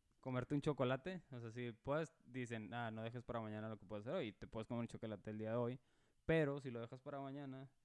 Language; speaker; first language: Spanish; native; Spanish